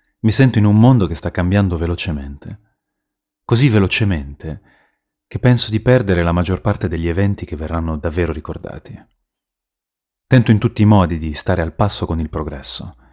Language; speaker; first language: Italian; native; Italian